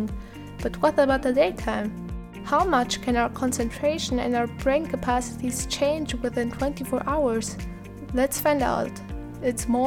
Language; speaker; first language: English; non-native, fluent; Italian